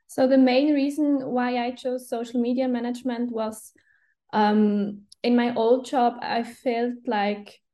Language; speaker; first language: English; non-native, fluent; Swiss German